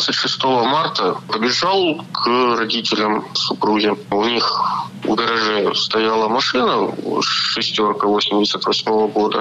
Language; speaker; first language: Russian; native; Russian